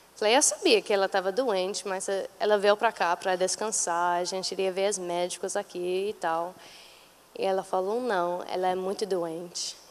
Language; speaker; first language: Portuguese; non-native, fluent; English